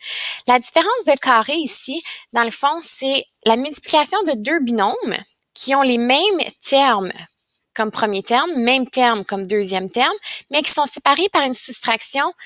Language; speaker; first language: French; native; French